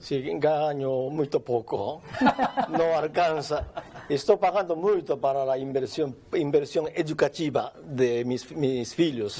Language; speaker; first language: Portuguese; non-native, learner; Japanese